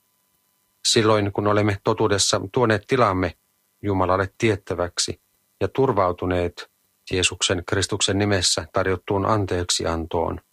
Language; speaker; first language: Finnish; native; Finnish